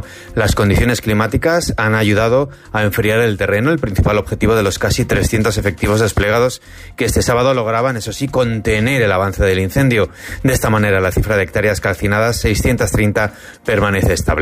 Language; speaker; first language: Spanish; native; Spanish